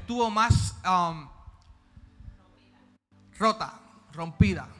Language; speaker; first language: Spanish; early bilingual, heritage; Spanish